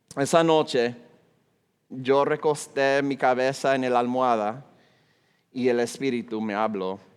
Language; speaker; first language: Spanish; non-native, fluent; English